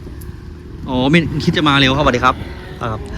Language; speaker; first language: Thai; native; Thai